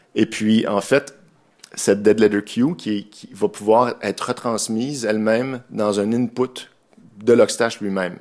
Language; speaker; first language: French; native; French